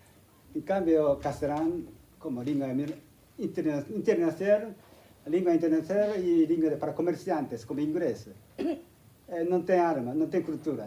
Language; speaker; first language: Galician; non-native, fluent; Japanese